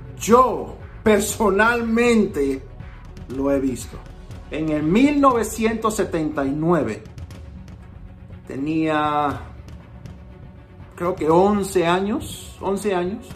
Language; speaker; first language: Spanish; early bilingual, heritage; Spanish